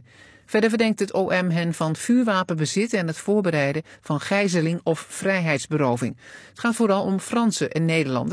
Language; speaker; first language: Dutch; native; Dutch